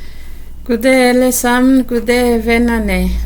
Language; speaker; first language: Danish; non-native, learner; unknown